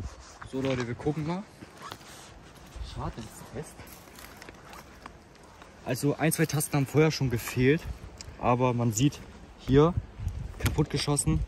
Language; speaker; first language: German; native; German